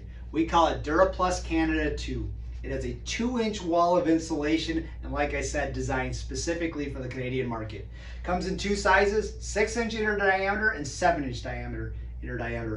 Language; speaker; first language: English; native; English